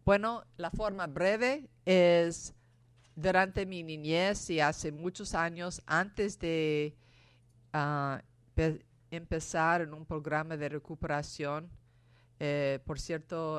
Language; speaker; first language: Spanish; non-native, fluent; English